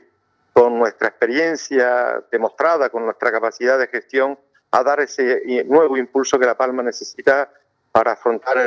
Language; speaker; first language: Spanish; native; Spanish